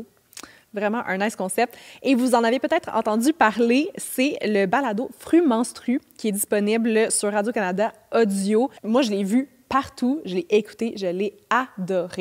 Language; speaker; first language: French; native; French